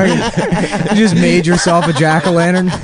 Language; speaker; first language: English; native; English